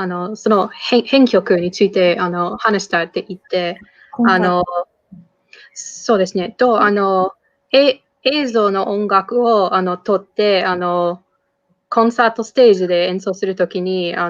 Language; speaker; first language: Japanese; non-native, fluent; English